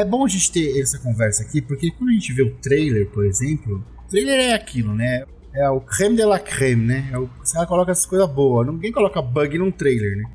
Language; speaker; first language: Portuguese; native; Portuguese